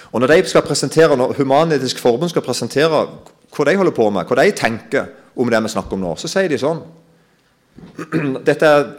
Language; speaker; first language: Norwegian; native; Norwegian